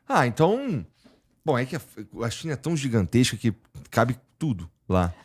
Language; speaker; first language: Portuguese; native; Portuguese